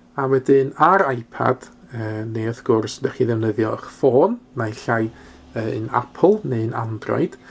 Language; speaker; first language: Welsh; non-native, local second language; English